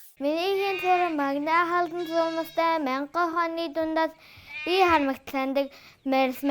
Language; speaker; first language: Mongolian; early bilingual, heritage; Mongolian